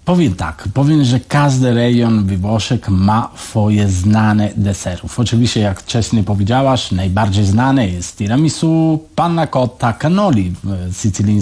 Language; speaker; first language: Polish; non-native, learner; Italian